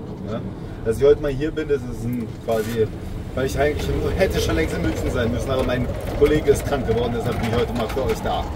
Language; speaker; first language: German; native; German